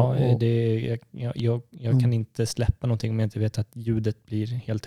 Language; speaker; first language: Swedish; native; Swedish